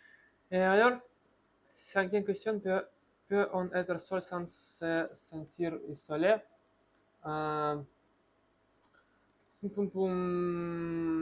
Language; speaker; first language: French; non-native, learner; Russian